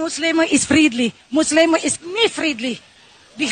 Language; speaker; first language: German; non-native, learner; Indonesian